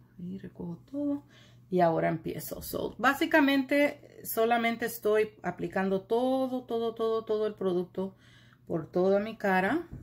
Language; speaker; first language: Spanish; early bilingual, heritage; Spanish